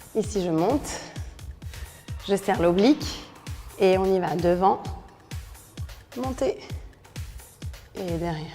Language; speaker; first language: French; native; French